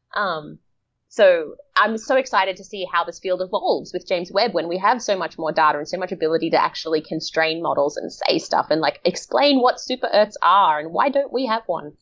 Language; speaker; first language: English; native; English